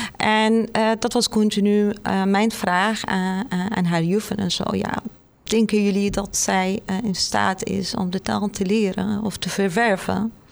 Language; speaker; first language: Dutch; non-native, fluent; Arabic